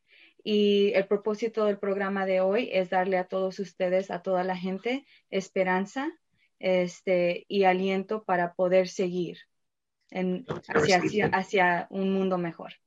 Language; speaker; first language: Spanish; early bilingual, heritage; Spanish